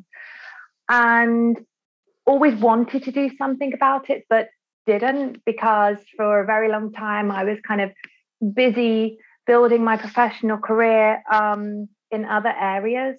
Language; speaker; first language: English; native; English